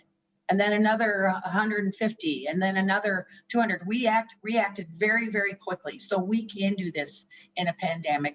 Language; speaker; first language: English; native; English